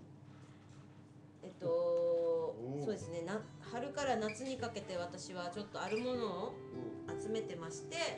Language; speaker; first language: Japanese; native; Japanese